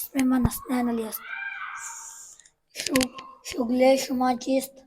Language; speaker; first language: Persian; non-native, learner; Urdu